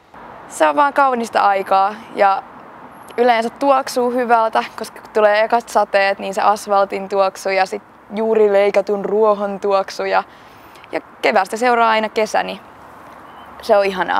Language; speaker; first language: Finnish; native; Finnish